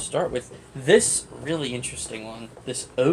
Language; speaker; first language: English; native; English